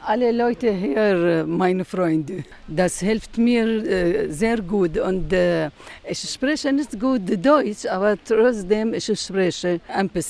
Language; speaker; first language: German; non-native, learner; Arabic